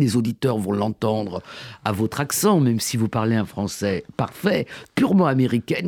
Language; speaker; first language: French; native; French